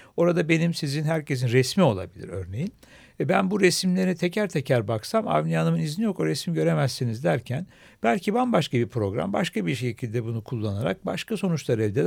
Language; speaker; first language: Turkish; native; Turkish